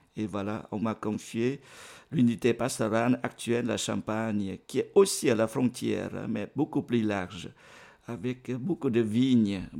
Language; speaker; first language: French; non-native, fluent; Vietnamese